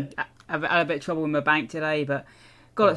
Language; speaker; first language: English; native; English